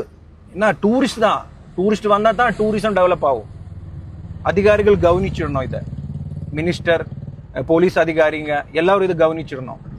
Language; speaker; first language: Tamil; non-native, local second language; Malayalam